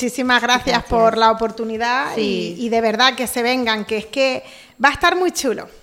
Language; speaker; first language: Spanish; native; Spanish